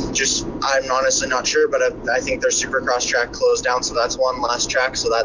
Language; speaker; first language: English; native; English